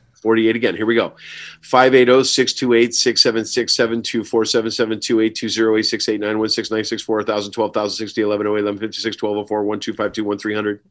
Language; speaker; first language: English; native; English